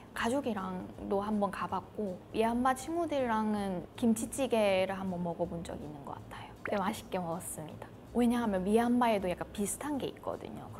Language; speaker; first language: Korean; non-native, fluent; Burmese